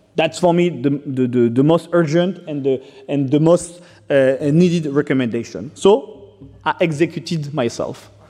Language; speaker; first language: English; non-native, fluent; French